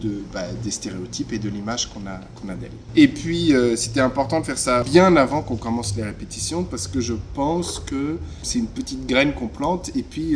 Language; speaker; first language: French; native; French